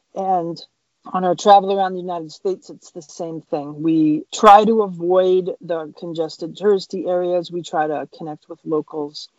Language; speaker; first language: English; native; English